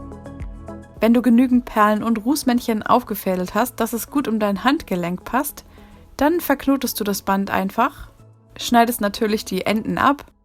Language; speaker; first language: German; native; German